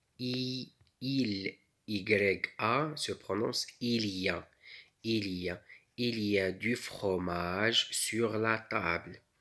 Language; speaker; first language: French; non-native, local second language; Arabic